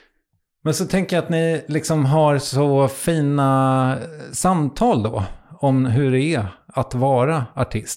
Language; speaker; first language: Swedish; native; Swedish